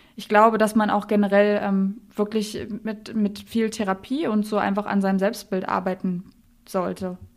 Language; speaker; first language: German; native; German